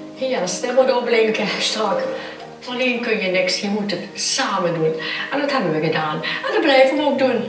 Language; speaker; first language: Dutch; native; Dutch